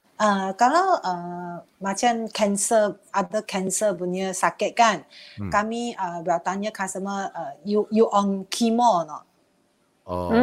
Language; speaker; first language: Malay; non-native, local second language; Chinese